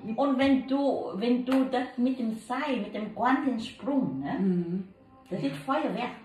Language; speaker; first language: German; non-native, learner; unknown